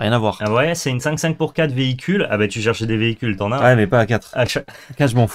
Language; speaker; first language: French; native; French